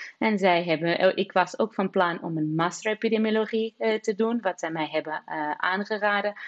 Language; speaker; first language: Dutch; non-native, fluent; Portuguese